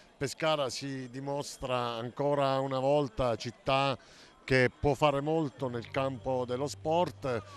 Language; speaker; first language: Italian; native; Italian